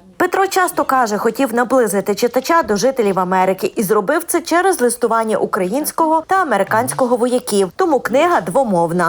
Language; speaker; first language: Ukrainian; native; Ukrainian